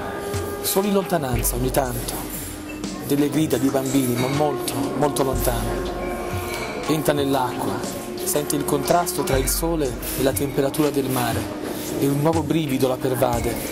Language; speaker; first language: Italian; native; Italian